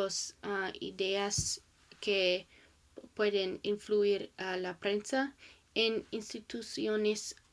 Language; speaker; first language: Spanish; non-native, learner; English